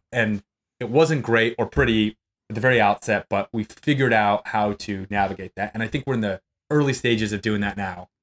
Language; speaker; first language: English; native; English